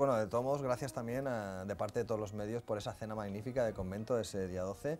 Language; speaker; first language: Spanish; native; Spanish